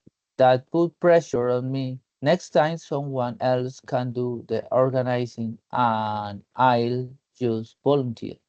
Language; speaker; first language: English; non-native, learner; Spanish